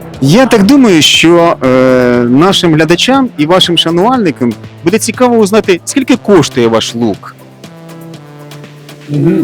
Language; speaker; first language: Ukrainian; native; Ukrainian